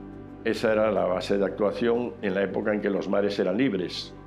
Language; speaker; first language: Spanish; native; Spanish